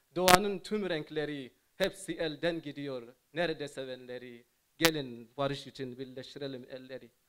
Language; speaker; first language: Turkish; non-native, fluent; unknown